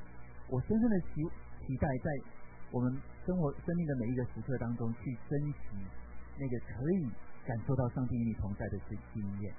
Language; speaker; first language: Chinese; native; Chinese